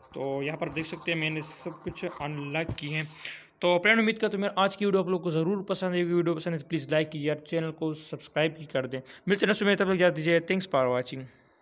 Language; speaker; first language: Urdu; non-native, local second language; Pashto